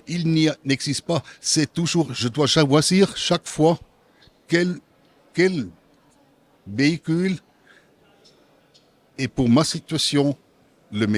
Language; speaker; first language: French; non-native, local second language; German